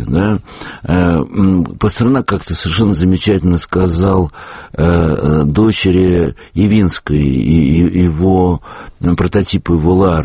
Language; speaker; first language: Russian; native; Russian